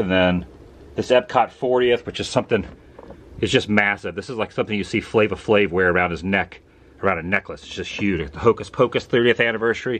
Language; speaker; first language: English; native; English